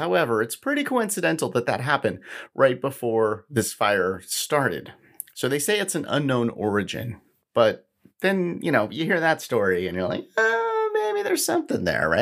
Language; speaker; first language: English; native; English